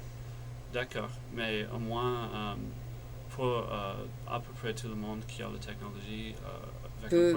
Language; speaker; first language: French; non-native, fluent; English